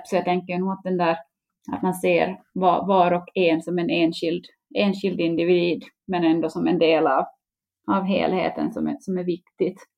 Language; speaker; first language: Swedish; native; Swedish